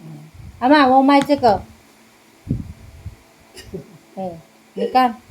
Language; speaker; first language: Chinese; non-native, learner; Filipino